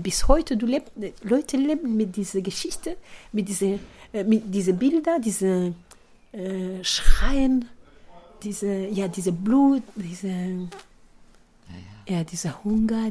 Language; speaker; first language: German; non-native, fluent; Kinyarwanda